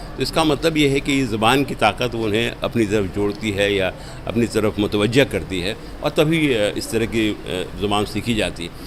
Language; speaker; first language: Hindi; native; Hindi